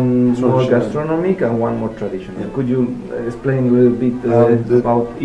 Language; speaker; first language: English; non-native, fluent; Spanish